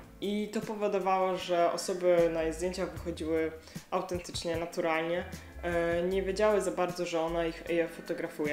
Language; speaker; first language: Polish; native; Polish